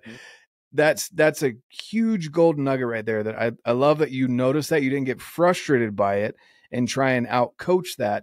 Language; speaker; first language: English; native; English